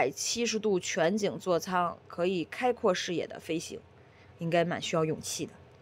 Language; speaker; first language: Chinese; native; Chinese